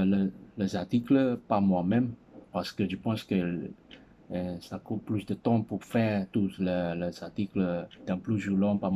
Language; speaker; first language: French; non-native, learner; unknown